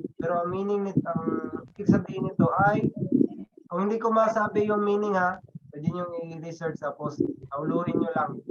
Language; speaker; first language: Filipino; non-native, local second language; Cebuano